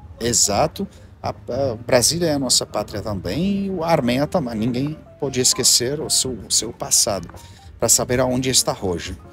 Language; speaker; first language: Portuguese; non-native, learner; Armenian